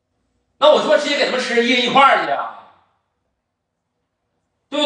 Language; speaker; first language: Chinese; native; Chinese